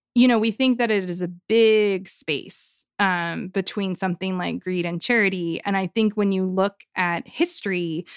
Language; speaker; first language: English; native; English